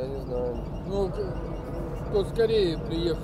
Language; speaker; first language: Russian; native; Russian